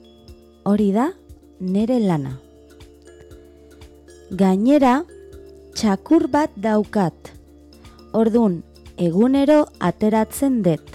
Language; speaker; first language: Basque; non-native, learner; Spanish